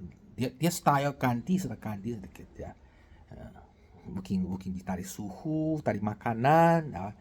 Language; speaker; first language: Indonesian; non-native, fluent; Chinese